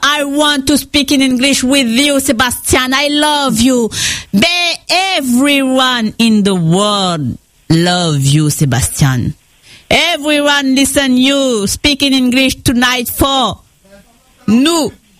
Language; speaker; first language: English; non-native, learner; French